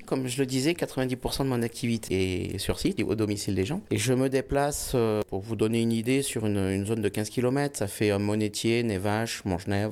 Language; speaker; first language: French; native; French